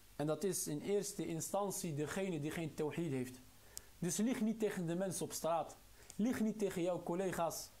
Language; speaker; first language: Dutch; non-native, local second language; Arabic